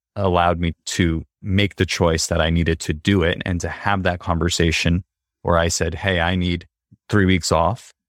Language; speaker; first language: English; native; English